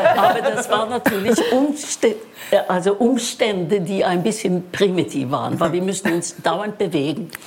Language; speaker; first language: German; non-native, fluent; Norwegian